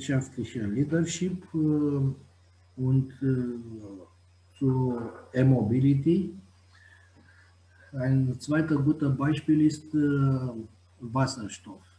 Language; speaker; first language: German; non-native, fluent; Romanian